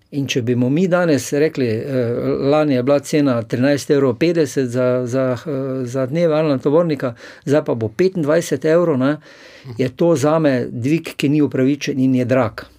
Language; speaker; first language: Slovenian; native; Slovenian